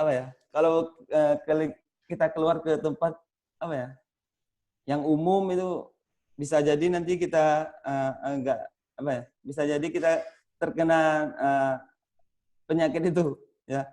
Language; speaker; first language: Indonesian; non-native, fluent; Thai